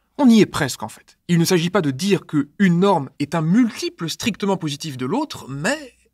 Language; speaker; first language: French; native; French